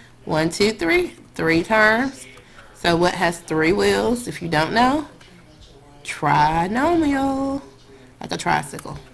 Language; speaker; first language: English; native; English